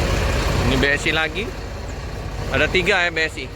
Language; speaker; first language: Indonesian; native; Indonesian